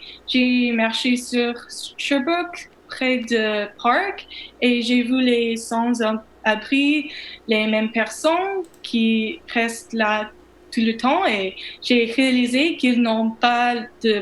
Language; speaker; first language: French; non-native, learner; English